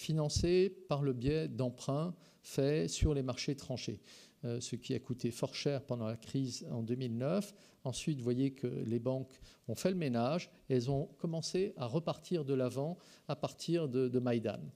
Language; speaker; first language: French; native; French